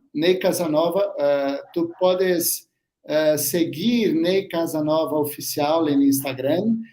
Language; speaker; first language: Spanish; non-native, learner; Portuguese